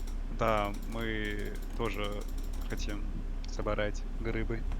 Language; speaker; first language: Russian; non-native, learner; English